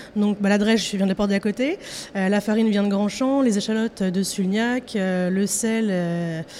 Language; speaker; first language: French; native; French